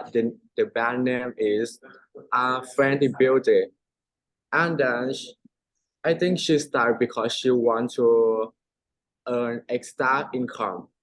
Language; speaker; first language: English; non-native, learner; Thai